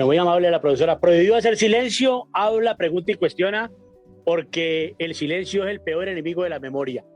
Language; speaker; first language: Spanish; native; Spanish